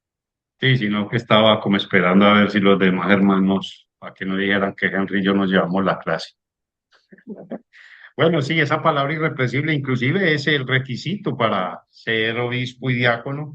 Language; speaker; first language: Spanish; native; Spanish